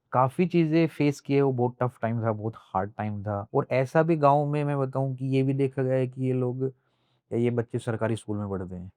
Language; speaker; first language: Hindi; native; Hindi